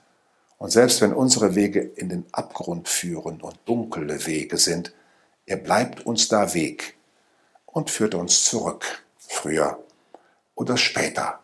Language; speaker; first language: German; native; German